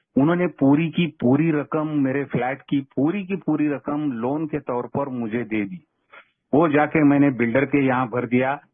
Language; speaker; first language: Hindi; non-native, local second language; Kannada